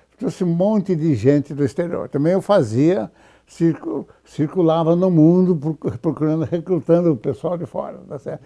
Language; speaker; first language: Portuguese; native; Portuguese